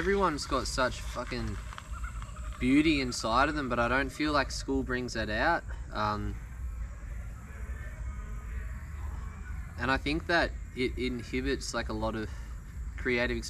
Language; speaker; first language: English; native; English